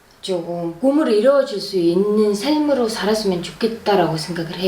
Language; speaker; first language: Korean; non-native, fluent; Mongolian